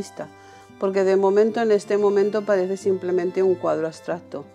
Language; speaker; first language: Spanish; native; Spanish